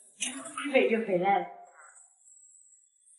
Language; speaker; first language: Chinese; native; Chinese